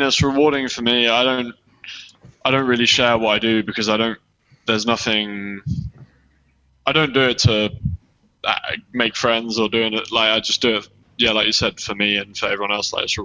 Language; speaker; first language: English; native; English